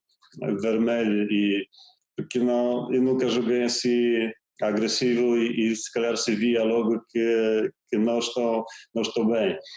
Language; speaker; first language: Portuguese; non-native, fluent; Polish